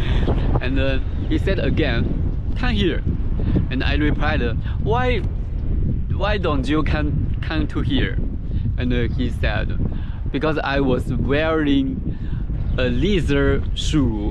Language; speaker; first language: English; non-native, fluent; Chinese